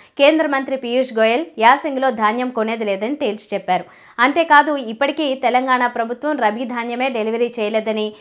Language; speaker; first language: Telugu; native; Telugu